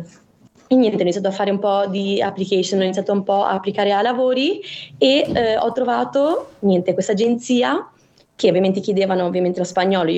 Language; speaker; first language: Italian; native; Italian